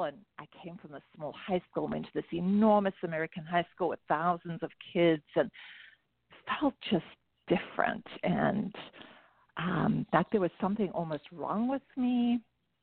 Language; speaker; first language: English; native; English